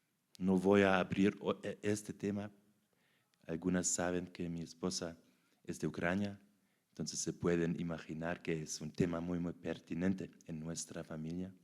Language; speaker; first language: Spanish; non-native, fluent; German